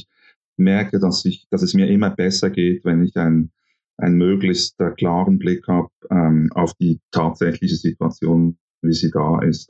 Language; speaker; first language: German; native; German